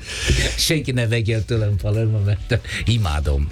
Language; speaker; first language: Hungarian; non-native, fluent; Italian